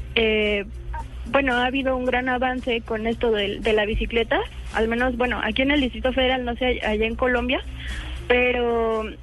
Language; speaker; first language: Spanish; native; Spanish